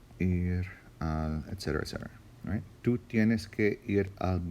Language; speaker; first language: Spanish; non-native, fluent; English